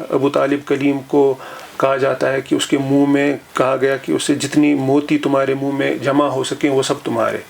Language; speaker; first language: Urdu; non-native, local second language; Kashmiri